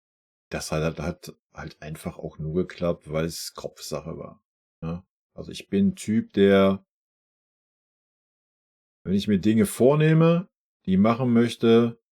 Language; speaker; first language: German; native; German